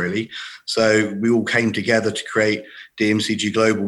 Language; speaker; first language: English; native; English